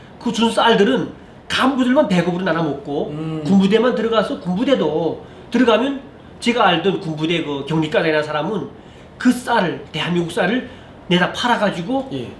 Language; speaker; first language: Korean; native; Korean